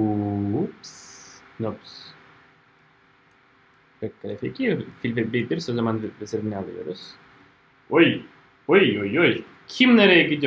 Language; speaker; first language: Turkish; non-native, fluent; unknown